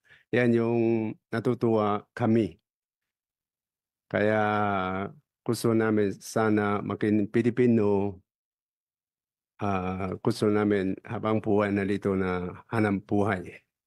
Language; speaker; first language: Filipino; non-native, learner; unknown